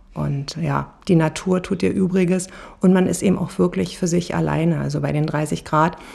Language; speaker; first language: German; native; German